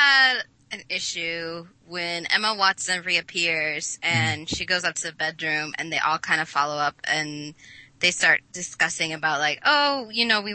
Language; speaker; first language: English; native; English